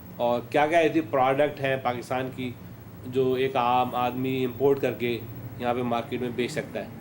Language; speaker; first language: Urdu; native; Urdu